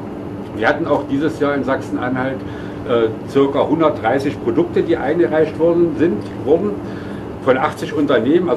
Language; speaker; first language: German; native; German